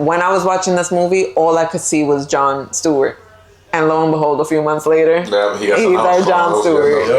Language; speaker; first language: English; native; English